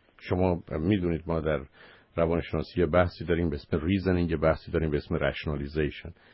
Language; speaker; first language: Persian; native; Persian